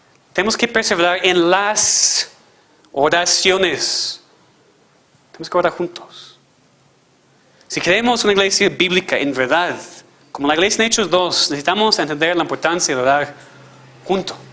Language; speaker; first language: Spanish; non-native, fluent; English